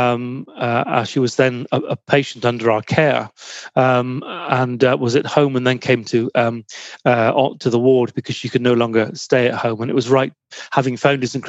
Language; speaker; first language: English; native; English